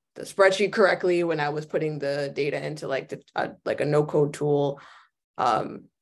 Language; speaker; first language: English; native; English